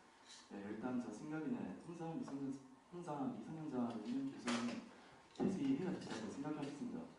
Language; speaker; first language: Korean; non-native, learner; Chinese